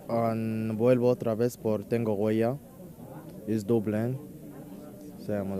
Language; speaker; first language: Spanish; non-native, learner; Arabic